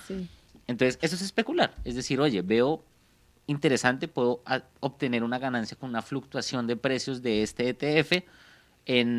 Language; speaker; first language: Spanish; native; Spanish